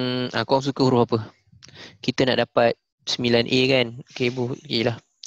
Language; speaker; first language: Malay; native; Malay